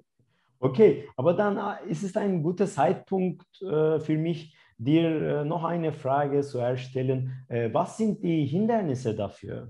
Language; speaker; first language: German; non-native, fluent; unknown